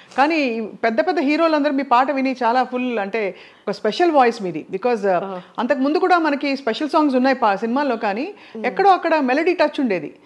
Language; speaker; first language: Telugu; native; Telugu